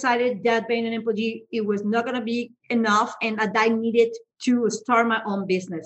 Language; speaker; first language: English; non-native, fluent; Spanish